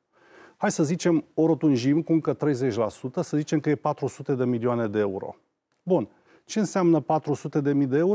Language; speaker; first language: Romanian; native; Romanian